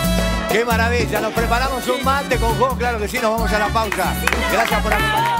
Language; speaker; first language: Spanish; native; Spanish